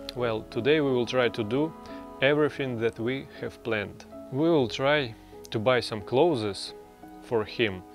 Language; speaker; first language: English; non-native, learner; Russian